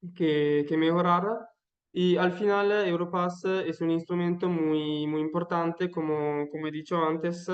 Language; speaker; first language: Spanish; non-native, learner; Italian